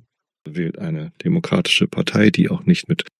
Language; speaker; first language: German; native; German